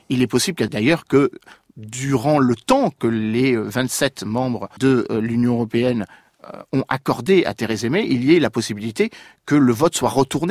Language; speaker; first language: French; native; French